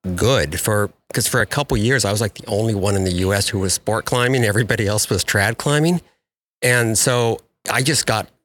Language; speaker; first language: English; native; English